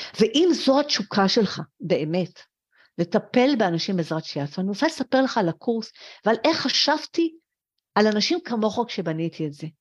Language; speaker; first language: Hebrew; early bilingual, other home language; French